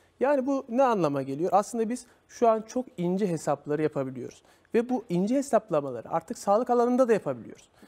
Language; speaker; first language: Turkish; native; Turkish